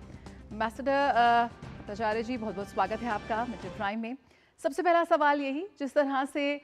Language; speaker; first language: Hindi; native; Hindi